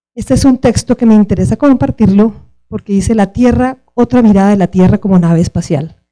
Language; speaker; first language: Spanish; native; Spanish